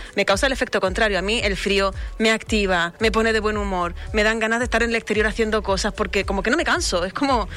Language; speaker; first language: Spanish; native; Spanish